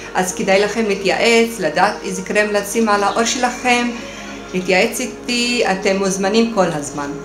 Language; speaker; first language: Hebrew; non-native, local second language; Arabic